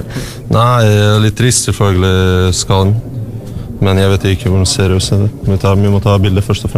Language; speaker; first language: Norwegian; non-native, fluent; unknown